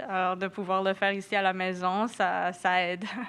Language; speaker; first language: French; non-native, local second language; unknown